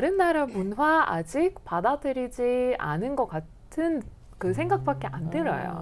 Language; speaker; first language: Korean; non-native, fluent; Russian